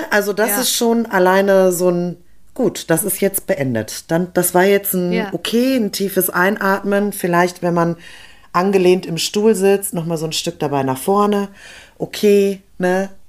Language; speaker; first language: German; native; German